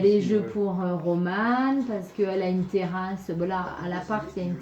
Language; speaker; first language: French; native; French